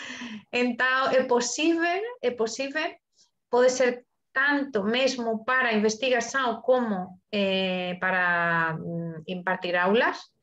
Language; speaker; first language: Portuguese; non-native, learner; Spanish